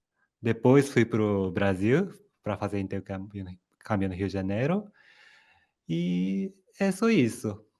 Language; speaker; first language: Portuguese; non-native, fluent; Japanese